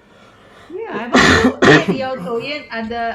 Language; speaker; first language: English; non-native, learner; Chinese